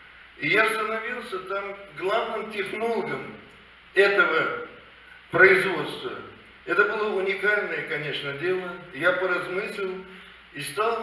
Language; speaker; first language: Russian; native; Russian